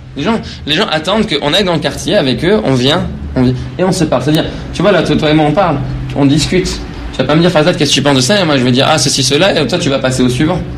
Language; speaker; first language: French; non-native, fluent; Persian